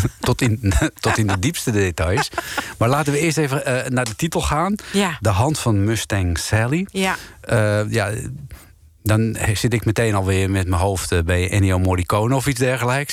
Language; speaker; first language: Dutch; native; Dutch